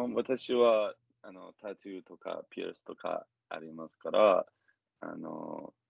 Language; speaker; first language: Japanese; non-native, learner; English